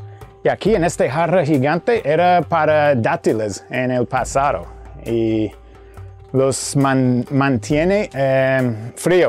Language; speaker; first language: Spanish; non-native, fluent; English